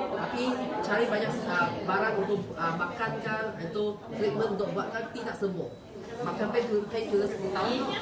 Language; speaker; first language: Malay; non-native, local second language; Chinese